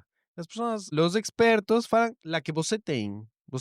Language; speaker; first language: Portuguese; non-native, learner; Spanish